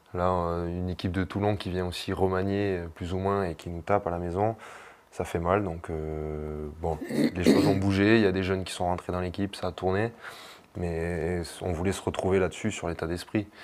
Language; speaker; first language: French; native; French